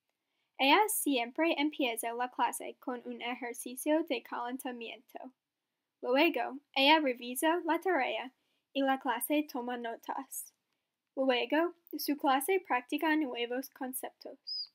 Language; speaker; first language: Spanish; non-native, learner; English